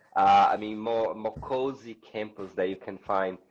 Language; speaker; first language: English; non-native, fluent; Portuguese